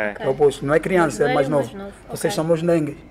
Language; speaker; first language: Portuguese; native; Portuguese